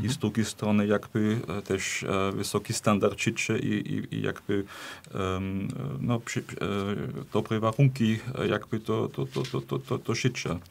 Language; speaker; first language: Polish; non-native, fluent; German